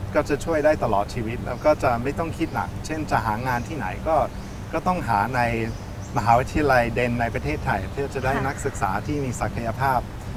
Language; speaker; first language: Thai; non-native, fluent; English